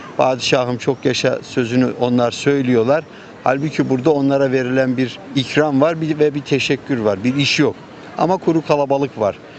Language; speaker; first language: Turkish; native; Turkish